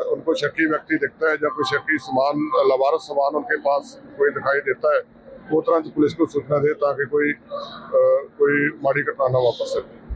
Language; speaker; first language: Hindi; non-native, local second language; Punjabi